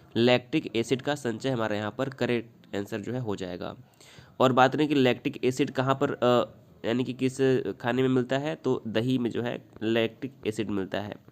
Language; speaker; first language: Hindi; native; Hindi